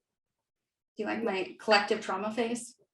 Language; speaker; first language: English; native; English